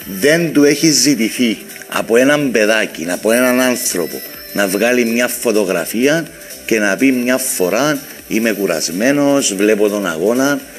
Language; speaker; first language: Greek; native; Greek